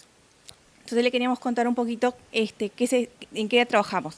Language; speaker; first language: Spanish; native; Spanish